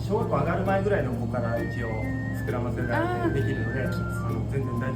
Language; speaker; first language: Japanese; native; Japanese